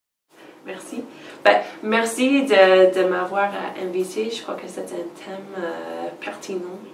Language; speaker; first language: French; non-native, fluent; English